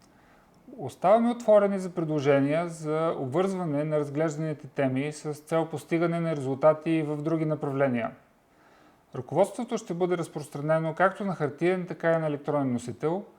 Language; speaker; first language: Bulgarian; native; Bulgarian